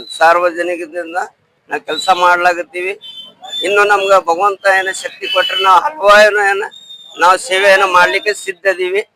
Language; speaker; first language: Kannada; non-native, local second language; Urdu